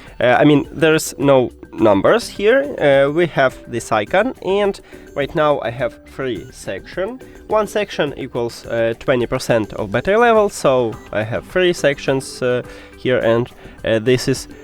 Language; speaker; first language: English; non-native, fluent; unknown